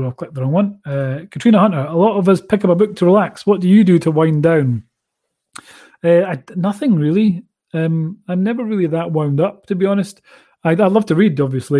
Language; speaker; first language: English; native; English